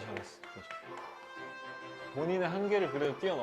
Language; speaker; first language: Korean; native; Korean